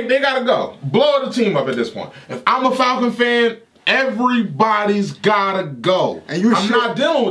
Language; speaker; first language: English; native; English